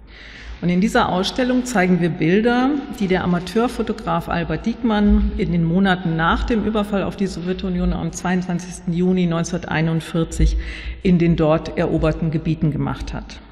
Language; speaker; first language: German; native; German